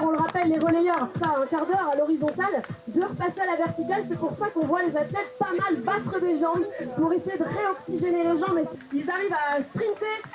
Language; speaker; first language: French; native; French